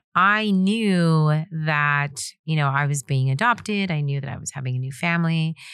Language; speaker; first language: English; native; English